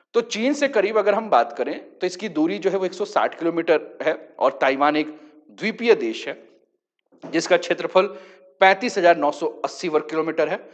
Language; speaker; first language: Hindi; native; Hindi